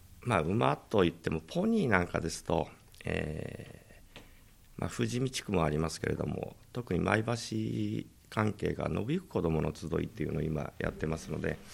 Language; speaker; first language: Japanese; native; Japanese